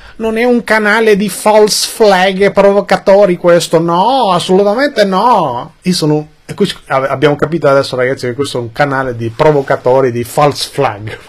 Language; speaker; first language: Italian; early bilingual, other home language; Albanian